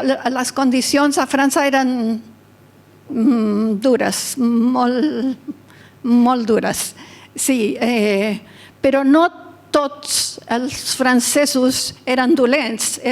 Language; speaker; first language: Catalan; early bilingual, heritage; Catalan